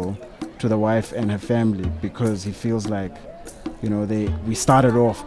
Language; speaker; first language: English; non-native, local second language; Zulu